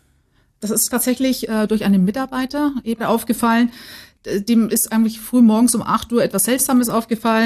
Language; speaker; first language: German; native; German